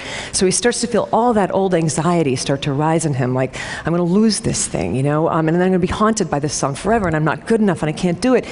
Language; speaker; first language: English; native; English